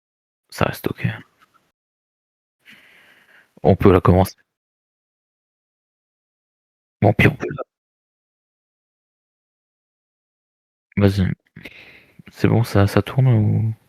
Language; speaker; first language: French; native; French